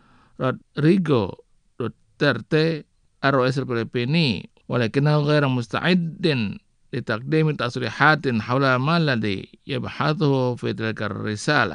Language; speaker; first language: Arabic; non-native, learner; Indonesian